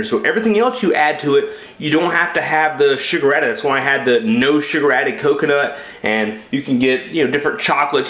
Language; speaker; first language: English; native; English